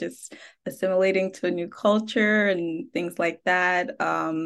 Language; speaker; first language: English; non-native, local second language; Akan